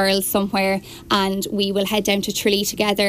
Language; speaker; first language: English; native; English